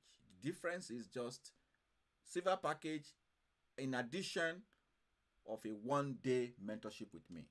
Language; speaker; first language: English; non-native, fluent; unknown